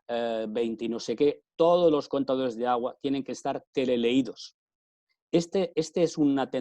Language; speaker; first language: Spanish; native; Spanish